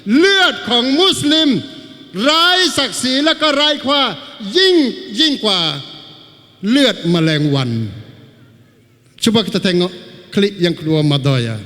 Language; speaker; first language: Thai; non-native, local second language; Malay